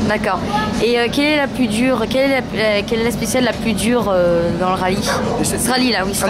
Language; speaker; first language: French; native; French